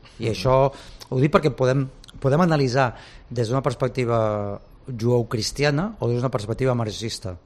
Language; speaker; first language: Catalan; native; Catalan